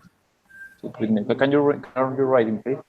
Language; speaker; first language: English; non-native, learner; Spanish